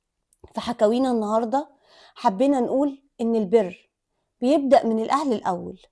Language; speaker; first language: Arabic; native; Arabic